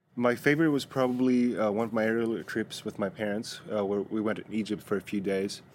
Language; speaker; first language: English; non-native, fluent; Greek